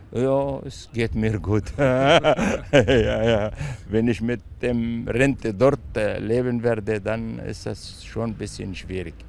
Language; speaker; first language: German; non-native, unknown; Arabic